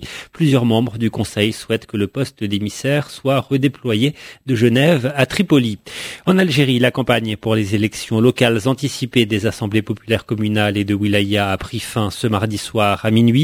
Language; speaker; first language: French; native; French